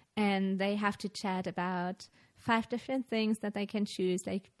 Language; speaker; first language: English; non-native, fluent; German